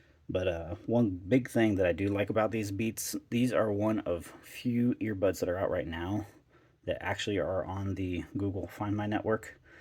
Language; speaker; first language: English; native; English